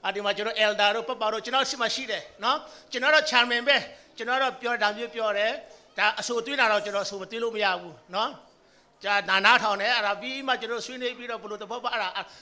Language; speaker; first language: Burmese; non-native, local second language; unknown